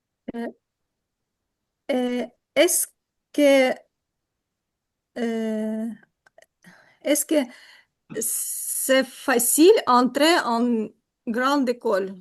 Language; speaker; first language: French; non-native, learner; Ukrainian